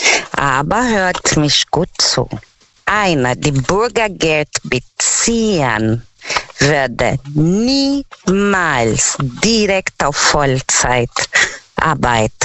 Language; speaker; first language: German; non-native, learner; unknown